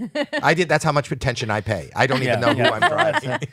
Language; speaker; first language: English; native; English